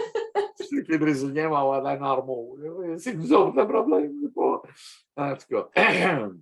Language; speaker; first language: French; native; French